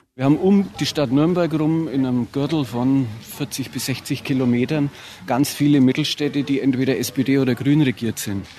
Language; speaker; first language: German; native; German